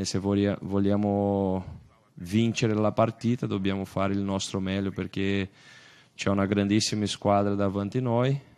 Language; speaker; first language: Italian; non-native, fluent; Portuguese